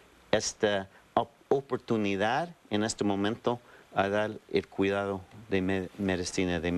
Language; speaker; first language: Spanish; non-native, fluent; English